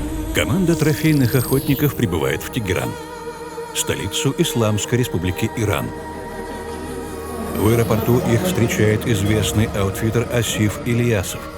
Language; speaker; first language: Russian; native; Russian